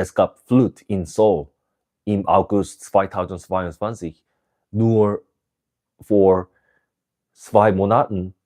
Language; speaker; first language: German; non-native, learner; English